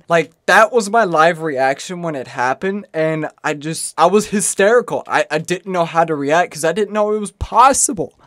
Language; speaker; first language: English; native; English